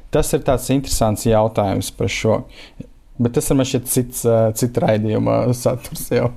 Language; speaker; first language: Latvian; non-native, local second language; Russian